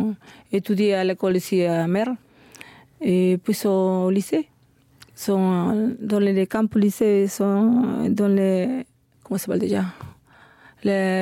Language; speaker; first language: French; non-native, fluent; Spanish